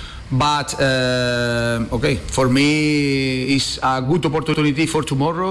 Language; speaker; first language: English; non-native, learner; Spanish